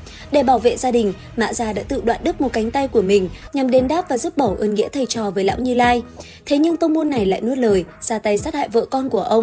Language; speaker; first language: Vietnamese; native; Vietnamese